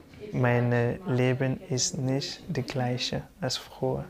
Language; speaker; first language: German; non-native, learner; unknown